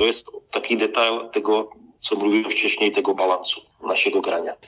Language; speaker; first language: Polish; non-native, learner; Czech